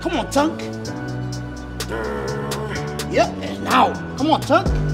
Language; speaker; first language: English; non-native, fluent; Portuguese